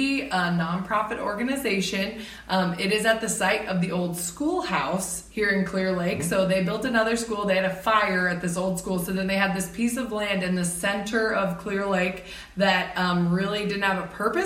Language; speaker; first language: English; native; English